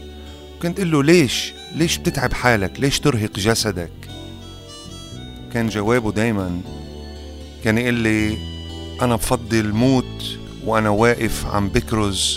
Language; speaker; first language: Arabic; native; Arabic